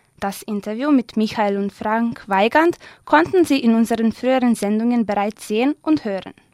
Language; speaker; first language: German; non-native, fluent; Serbian